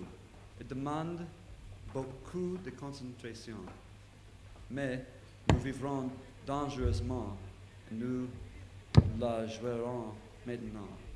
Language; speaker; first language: French; non-native, learner; English